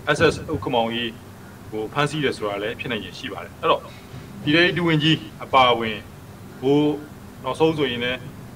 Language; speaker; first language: Burmese; native; Burmese